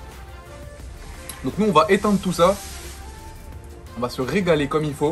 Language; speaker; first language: French; native; French